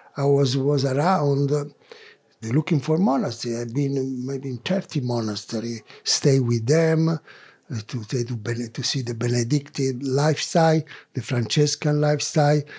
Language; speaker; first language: English; non-native, learner; Italian